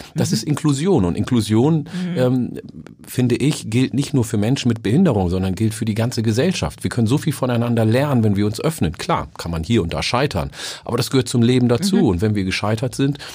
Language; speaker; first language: German; early bilingual, other home language; Oromo